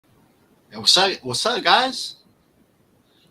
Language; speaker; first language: English; native; English